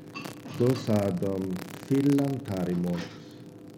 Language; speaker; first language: Swedish; non-native, fluent; Azerbaijani